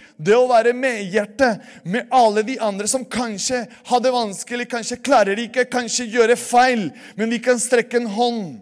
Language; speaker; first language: Norwegian; non-native, fluent; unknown